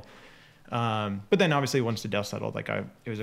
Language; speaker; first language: English; native; English